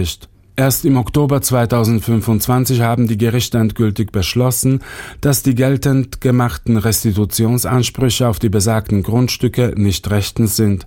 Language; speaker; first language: German; native; German